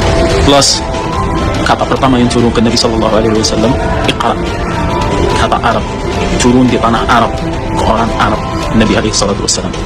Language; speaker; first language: Indonesian; non-native, fluent; Arabic